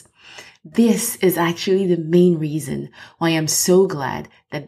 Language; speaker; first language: English; non-native, fluent; French